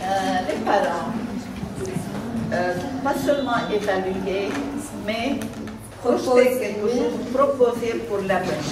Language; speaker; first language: French; non-native, local second language; Arabic